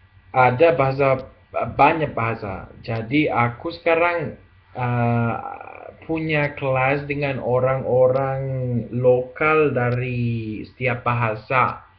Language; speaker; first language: Indonesian; non-native, learner; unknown